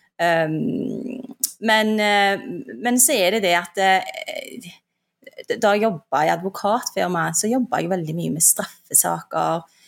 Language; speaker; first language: Norwegian; early bilingual, other home language; Turkish